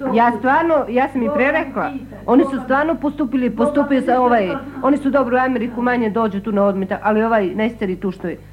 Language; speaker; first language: Croatian; non-native, local second language; Albanian